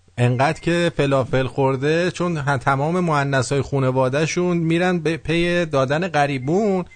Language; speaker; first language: Persian; native; Persian